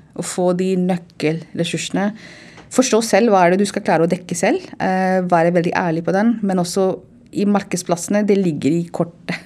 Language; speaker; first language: Norwegian; non-native, fluent; Hindi